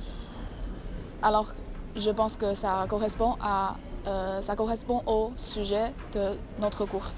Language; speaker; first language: French; non-native, learner; Chinese